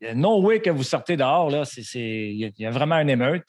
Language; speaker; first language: French; native; French